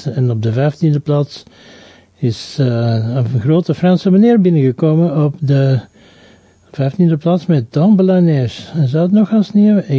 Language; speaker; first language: Dutch; native; Dutch